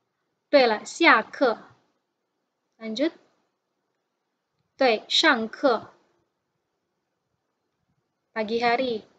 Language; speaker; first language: Chinese; non-native, fluent; Indonesian